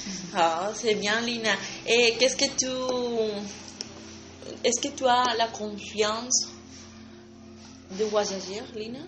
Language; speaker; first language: French; non-native, learner; Spanish